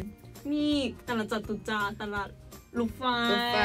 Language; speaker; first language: Thai; non-native, learner; Korean